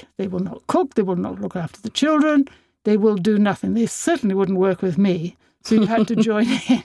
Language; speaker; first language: English; native; English